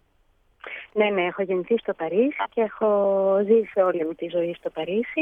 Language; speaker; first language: Greek; early bilingual, heritage; Greek